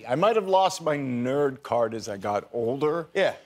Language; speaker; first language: English; native; English